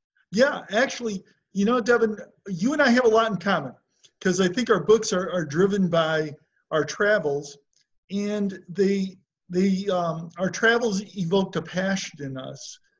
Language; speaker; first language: English; native; English